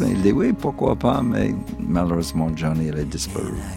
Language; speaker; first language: French; non-native, fluent; English